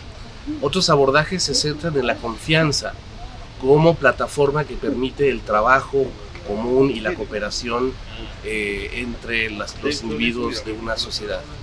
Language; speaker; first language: Spanish; native; Spanish